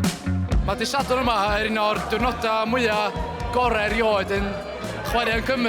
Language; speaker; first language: Welsh; native; Welsh